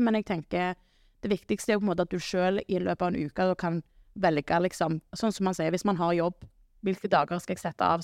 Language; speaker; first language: Norwegian; native; Norwegian